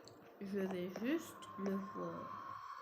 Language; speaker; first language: French; non-native, fluent; English